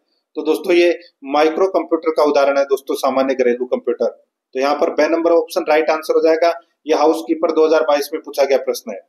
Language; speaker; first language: Hindi; native; Hindi